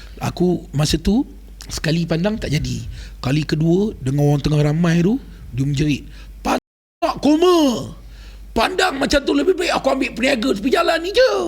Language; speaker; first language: Malay; native; Malay